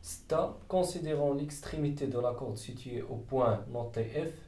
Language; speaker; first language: French; non-native, local second language; Arabic